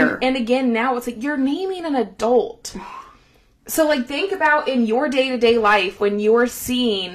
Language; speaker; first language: English; native; English